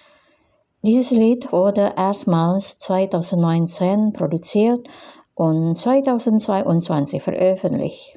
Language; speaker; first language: German; non-native, fluent; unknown